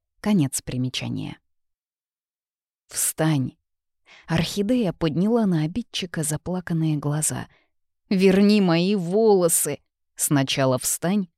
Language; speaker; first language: Russian; native; Russian